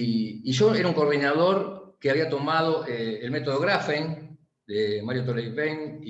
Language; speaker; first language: Spanish; native; Spanish